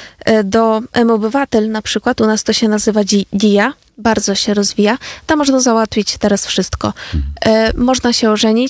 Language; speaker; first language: Polish; non-native, fluent; Ukrainian